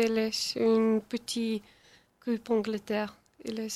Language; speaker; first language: French; non-native, learner; English